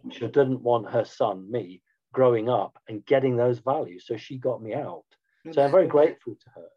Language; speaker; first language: English; native; English